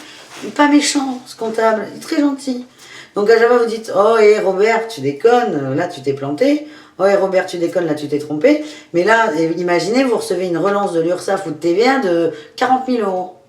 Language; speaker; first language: French; native; French